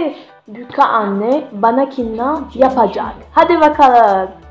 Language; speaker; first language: Turkish; non-native, learner; Arabic